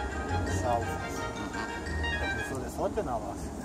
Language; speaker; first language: Latvian; native; Latvian